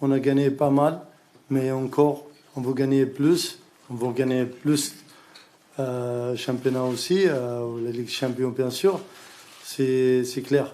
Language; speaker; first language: French; non-native, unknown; Arabic